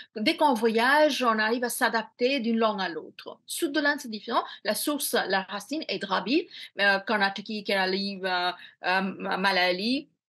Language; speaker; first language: French; non-native, fluent; Bangla